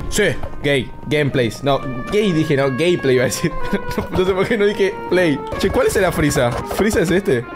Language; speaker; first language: Spanish; early bilingual, other home language; Chinese